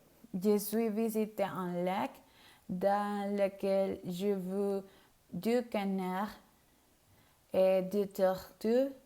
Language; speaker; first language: French; non-native, learner; Spanish